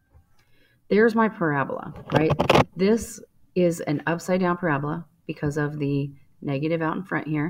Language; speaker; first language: English; native; English